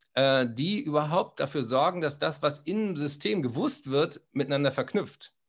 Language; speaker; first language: German; native; German